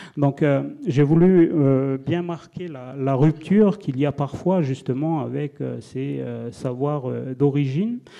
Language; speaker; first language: French; non-native, local second language; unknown